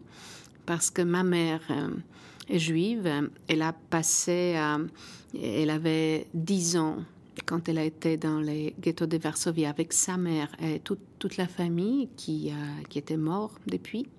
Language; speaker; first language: French; non-native, fluent; Polish